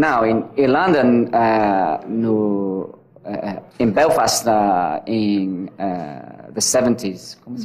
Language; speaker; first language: Portuguese; non-native, learner; English